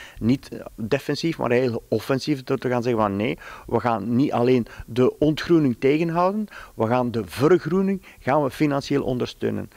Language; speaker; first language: Dutch; native; Dutch